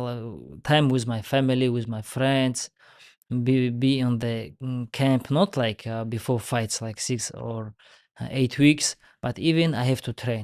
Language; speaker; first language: English; non-native, learner; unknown